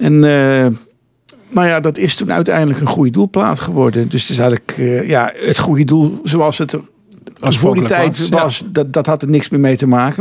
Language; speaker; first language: Dutch; native; Dutch